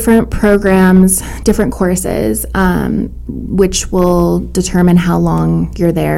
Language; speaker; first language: English; native; English